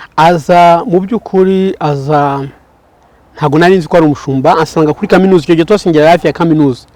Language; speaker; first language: Kinyarwanda; early bilingual, heritage; Kinyarwanda